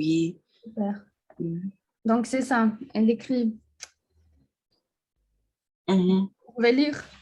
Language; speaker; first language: French; non-native, fluent; Russian